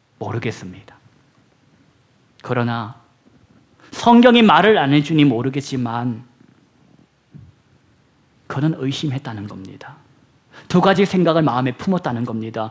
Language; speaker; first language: Korean; native; Korean